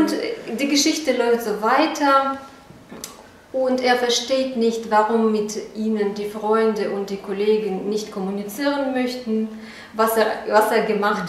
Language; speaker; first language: German; non-native, fluent; Russian